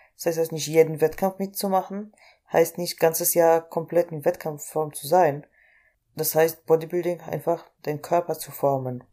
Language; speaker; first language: German; non-native, fluent; Polish